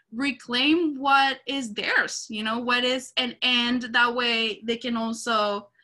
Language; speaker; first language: English; non-native, fluent; Spanish